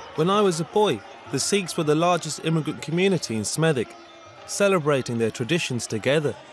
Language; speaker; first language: English; native; English